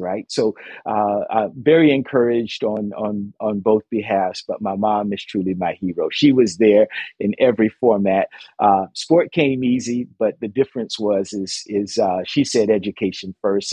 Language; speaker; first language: English; native; English